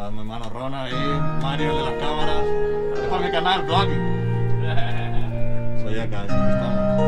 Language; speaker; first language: Spanish; early bilingual, heritage; Spanish